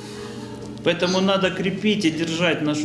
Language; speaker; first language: Russian; native; Russian